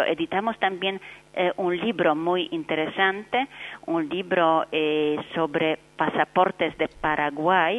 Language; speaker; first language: Spanish; non-native, fluent; Polish